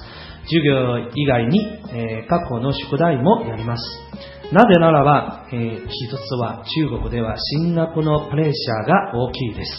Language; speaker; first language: Japanese; non-native, fluent; Chinese